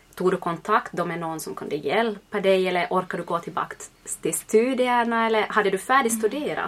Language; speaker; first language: Swedish; native; Swedish